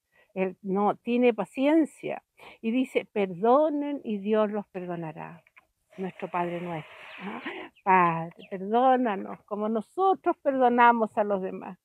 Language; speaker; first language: Spanish; native; Spanish